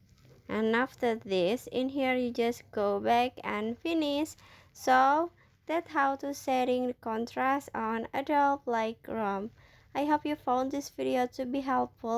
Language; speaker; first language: English; non-native, learner; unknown